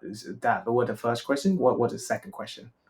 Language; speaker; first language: English; non-native, fluent; Vietnamese